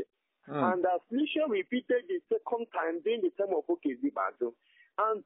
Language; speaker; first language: English; non-native, local second language; Igbo